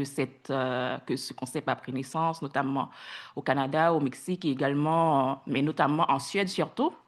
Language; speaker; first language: French; non-native, local second language; Haitian Creole